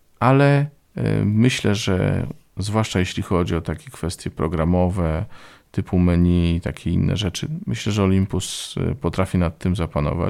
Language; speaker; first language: Polish; native; Polish